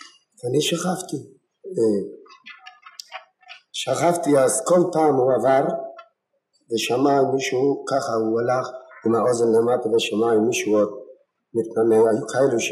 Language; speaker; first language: Hebrew; non-native, fluent; Yiddish